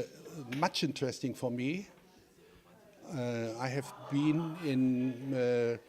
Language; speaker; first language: English; non-native, learner; German